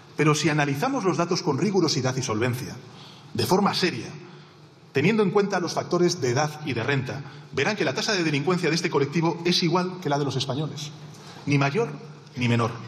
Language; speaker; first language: Spanish; native; Spanish